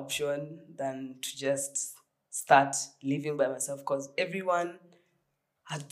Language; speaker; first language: English; non-native, local second language; Swahili